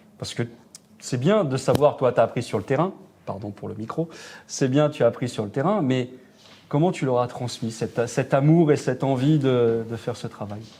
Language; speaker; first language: French; native; French